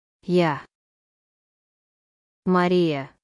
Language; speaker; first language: Russian; non-native, learner; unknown